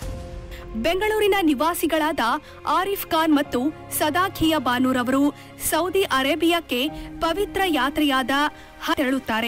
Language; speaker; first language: Kannada; native; Kannada